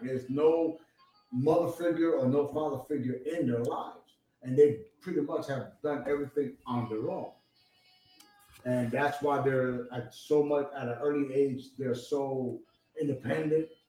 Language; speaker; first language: English; non-native, fluent; Spanish